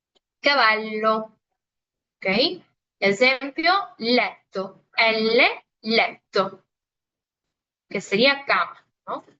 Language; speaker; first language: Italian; non-native, fluent; Spanish